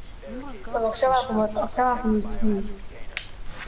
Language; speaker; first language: Hebrew; native; Hebrew